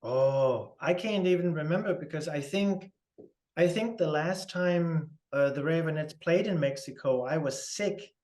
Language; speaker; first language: English; non-native, fluent; Danish